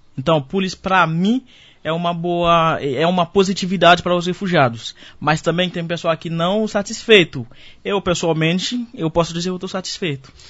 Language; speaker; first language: Portuguese; non-native, fluent; Haitian Creole